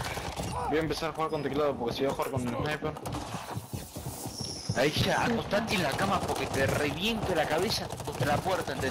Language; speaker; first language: Spanish; native; Spanish